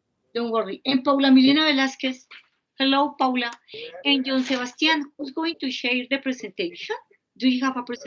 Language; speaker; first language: English; non-native, fluent; Spanish